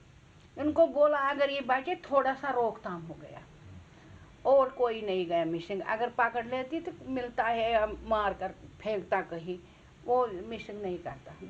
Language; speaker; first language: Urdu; non-native, local second language; Kashmiri